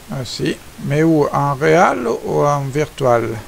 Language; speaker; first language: Italian; non-native, learner; French